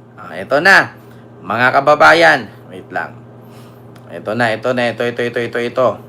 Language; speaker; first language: Filipino; native; Filipino